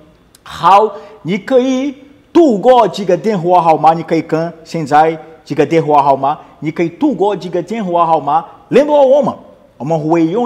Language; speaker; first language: Chinese; non-native, learner; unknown